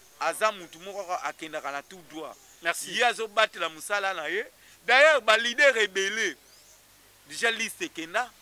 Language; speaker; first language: Lingala; non-native, local second language; Kongo